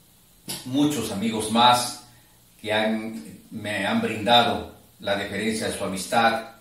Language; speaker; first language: Spanish; native; Spanish